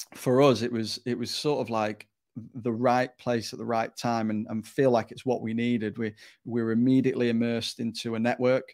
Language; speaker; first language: English; native; English